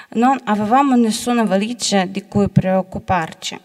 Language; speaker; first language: Italian; non-native, learner; Ukrainian